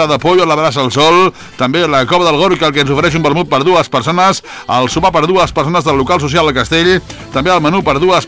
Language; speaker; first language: Catalan; native; Catalan